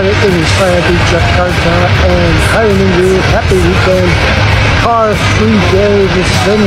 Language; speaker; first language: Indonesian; non-native, learner; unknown